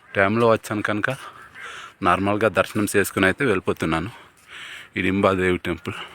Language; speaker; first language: Telugu; non-native, local second language; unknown